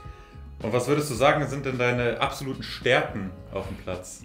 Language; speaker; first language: German; native; German